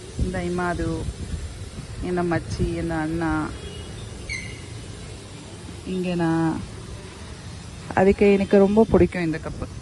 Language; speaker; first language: Tamil; non-native, local second language; Urdu